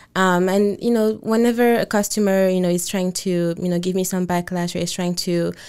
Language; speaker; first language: English; non-native, fluent; French